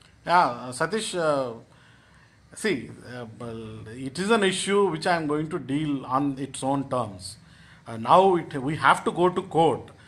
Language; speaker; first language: English; non-native, local second language; Telugu